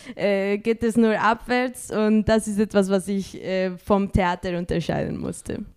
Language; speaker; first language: German; non-native, fluent; Spanish